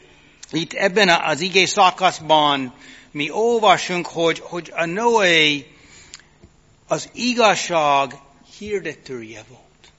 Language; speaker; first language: Hungarian; non-native, fluent; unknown